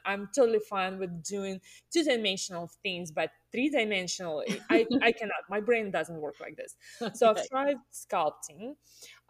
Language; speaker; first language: English; non-native, fluent; Russian